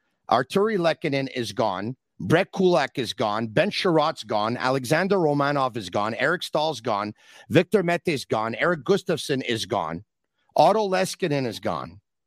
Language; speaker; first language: English; native; English